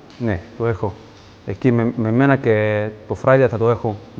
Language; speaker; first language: Greek; early bilingual, heritage; English